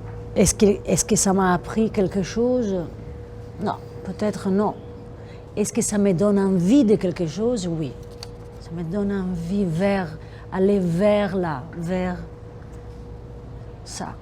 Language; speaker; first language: French; non-native, fluent; Italian